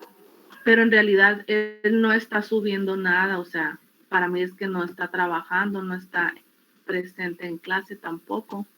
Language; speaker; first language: Spanish; native; Spanish